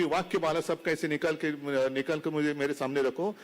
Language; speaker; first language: Hindi; non-native, local second language; Marathi